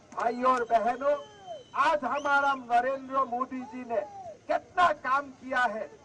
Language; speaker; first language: Hindi; non-native, local second language; Assamese